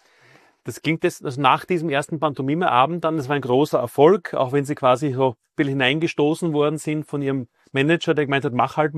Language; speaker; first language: German; native; German